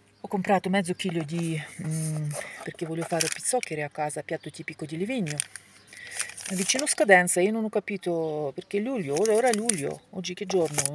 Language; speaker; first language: Italian; non-native, learner; Ukrainian